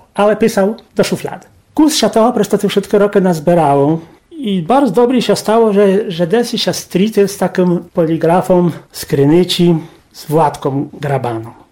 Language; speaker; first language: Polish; non-native, local second language; Rusyn